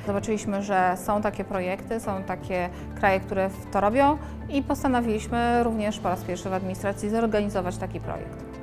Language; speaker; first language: Polish; native; Polish